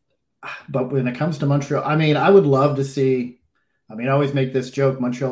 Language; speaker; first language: English; native; English